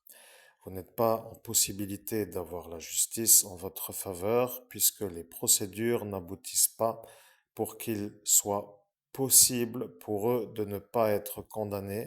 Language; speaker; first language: French; native; French